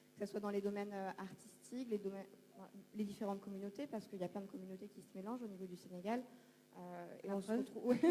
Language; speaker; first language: French; native; French